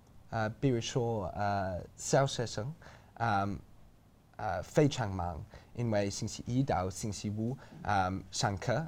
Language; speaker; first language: Chinese; non-native, learner; English